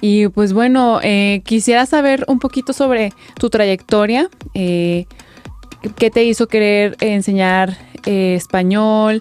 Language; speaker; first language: Spanish; native; Spanish